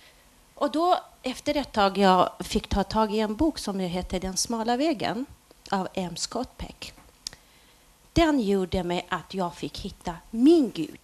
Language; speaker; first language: Swedish; non-native, local second language; Persian